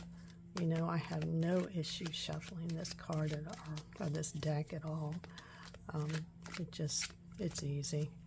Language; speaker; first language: English; native; English